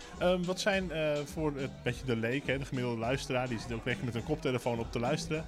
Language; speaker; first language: Dutch; native; Dutch